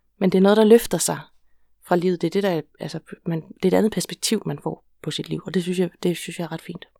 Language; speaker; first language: Danish; native; Danish